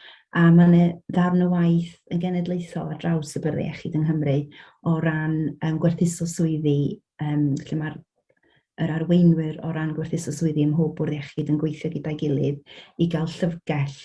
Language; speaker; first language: Welsh; native; Welsh